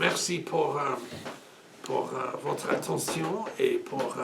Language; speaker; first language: French; non-native, learner; English